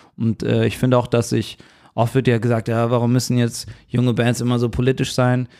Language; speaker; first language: German; native; German